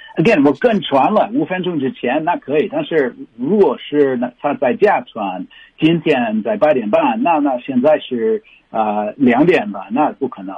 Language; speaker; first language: Chinese; non-native, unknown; English